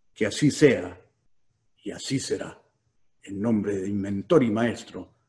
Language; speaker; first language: Spanish; native; Spanish